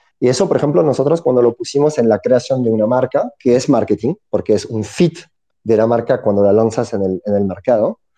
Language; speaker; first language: Spanish; non-native, fluent; French